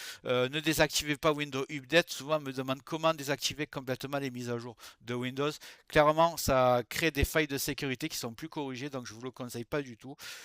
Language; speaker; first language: French; native; French